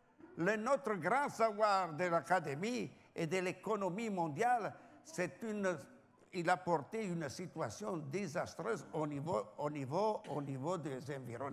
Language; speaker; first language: French; non-native, learner; Italian